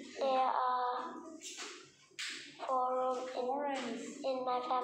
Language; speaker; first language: English; non-native, learner; Vietnamese